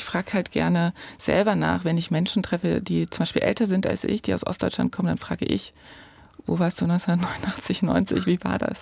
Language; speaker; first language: German; native; German